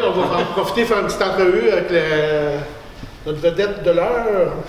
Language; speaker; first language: French; native; French